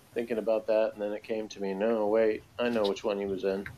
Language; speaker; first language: English; native; English